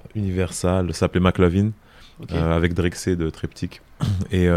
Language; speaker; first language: French; native; French